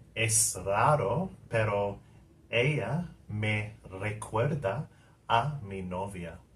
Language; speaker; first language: Spanish; non-native, fluent; English